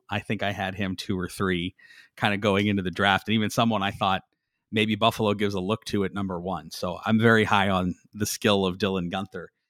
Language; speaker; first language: English; native; English